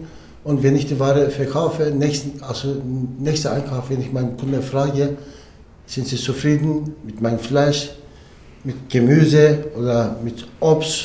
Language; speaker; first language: German; non-native, learner; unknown